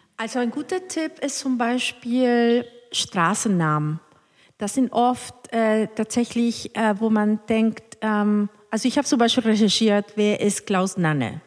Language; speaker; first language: German; non-native, fluent; Spanish